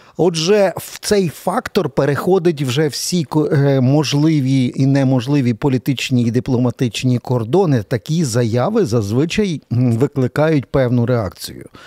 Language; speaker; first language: Ukrainian; native; Ukrainian